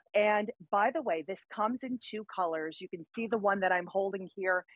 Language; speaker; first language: English; native; English